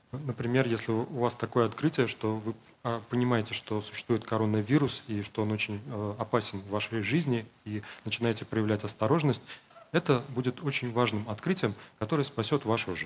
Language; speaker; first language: Russian; native; Russian